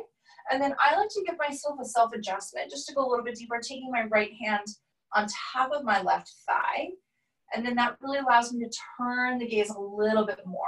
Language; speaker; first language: English; native; English